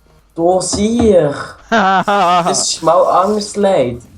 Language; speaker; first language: German; native; German